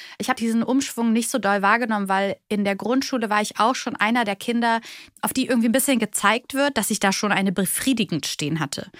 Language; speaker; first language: German; early bilingual, other home language; Bulgarian